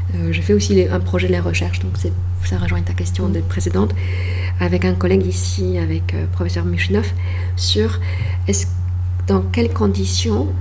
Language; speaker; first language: French; non-native, fluent; Polish